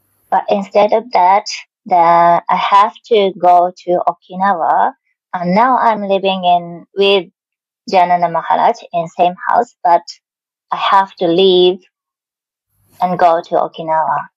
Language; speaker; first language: English; non-native, learner; Japanese